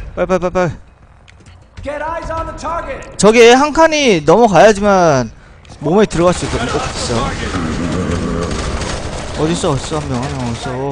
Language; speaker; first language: Korean; native; Korean